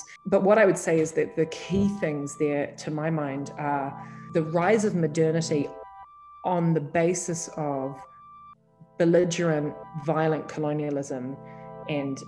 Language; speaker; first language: English; native; English